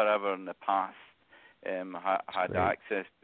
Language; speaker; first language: English; native; English